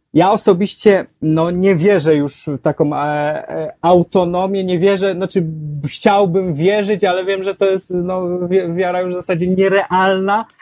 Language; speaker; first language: Polish; native; Polish